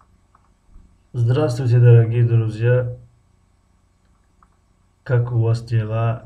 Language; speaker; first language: Russian; non-native, fluent; Persian